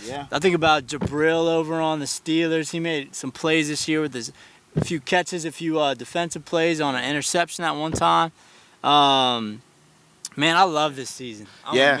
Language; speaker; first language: English; native; English